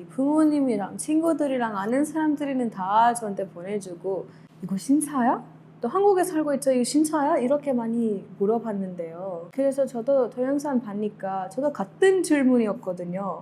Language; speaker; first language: Korean; non-native, learner; Kannada